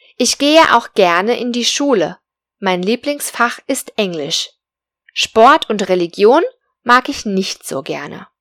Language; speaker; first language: German; non-native, fluent; Spanish